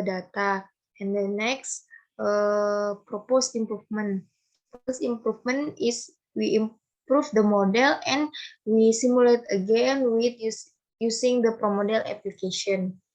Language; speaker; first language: English; non-native, learner; Indonesian